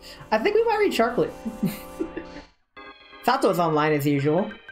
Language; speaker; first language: English; native; English